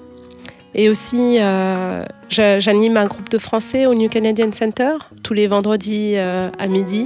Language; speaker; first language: French; native; French